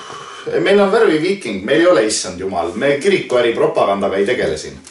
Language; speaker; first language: Estonian; native; Estonian